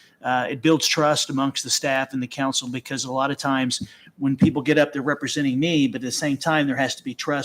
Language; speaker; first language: English; native; English